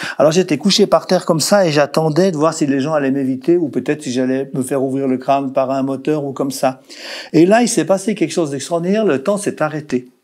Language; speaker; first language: French; native; French